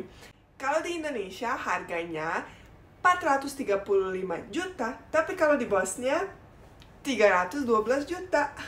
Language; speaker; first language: Indonesian; non-native, fluent; Bosnian